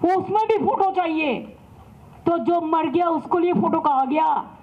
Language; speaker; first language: Hindi; non-native, local second language; Bangla